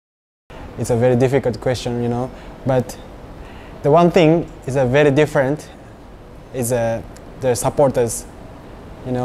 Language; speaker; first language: English; non-native, learner; Japanese